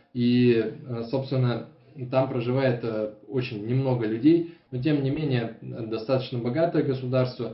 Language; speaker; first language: Russian; native; Russian